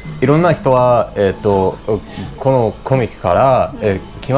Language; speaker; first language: Japanese; non-native, learner; English